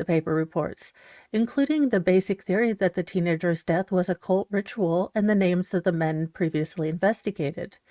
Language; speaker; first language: English; native; English